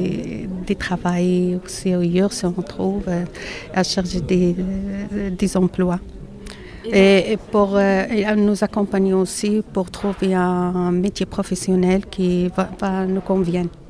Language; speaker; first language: French; non-native, learner; Arabic